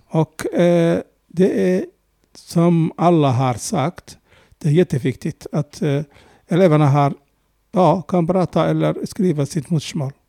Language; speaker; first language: Swedish; non-native, fluent; Somali